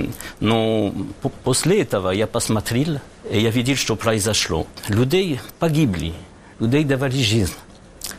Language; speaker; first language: Russian; non-native, learner; French